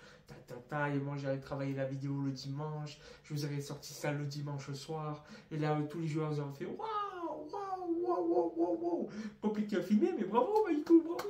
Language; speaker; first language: French; native; French